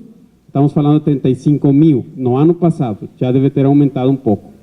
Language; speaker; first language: Portuguese; non-native, fluent; Spanish